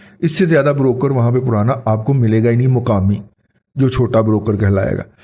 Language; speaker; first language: Urdu; non-native, local second language; Punjabi